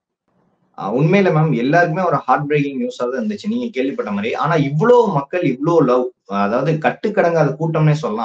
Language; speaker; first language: Tamil; native; Tamil